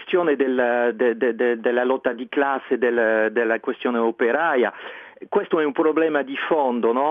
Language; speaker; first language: Italian; non-native, fluent; French